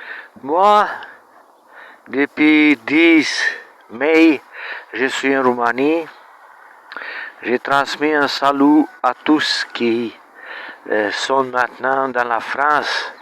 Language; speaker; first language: French; non-native, learner; Romanian